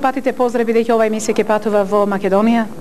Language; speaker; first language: Macedonian; native; Macedonian